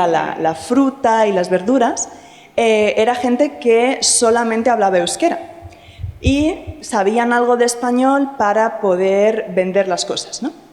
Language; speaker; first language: Spanish; native; Spanish